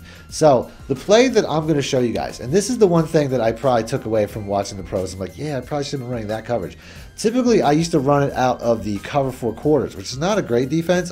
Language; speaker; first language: English; native; English